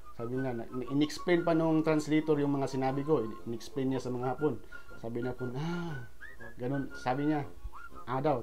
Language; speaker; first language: Filipino; non-native, local second language; Cebuano